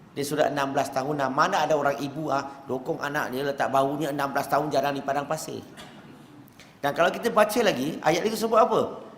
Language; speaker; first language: Malay; non-native, local second language; Chinese